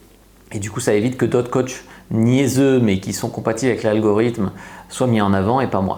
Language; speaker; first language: French; native; French